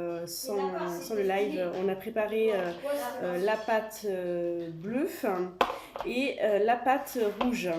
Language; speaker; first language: French; native; French